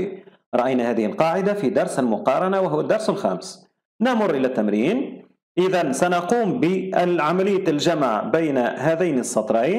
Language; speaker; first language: Arabic; native; Arabic